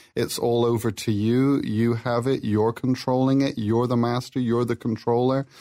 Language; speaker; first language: English; native; English